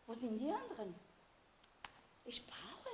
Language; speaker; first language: German; non-native, fluent; Portuguese